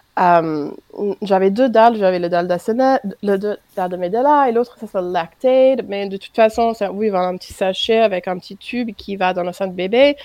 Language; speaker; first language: French; non-native, fluent; English